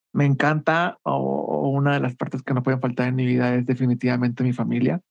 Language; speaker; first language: Spanish; native; Spanish